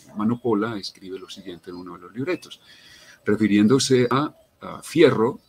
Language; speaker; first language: Spanish; native; Spanish